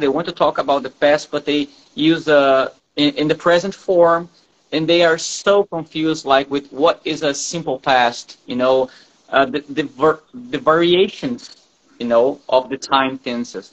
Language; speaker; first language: English; non-native, fluent; Portuguese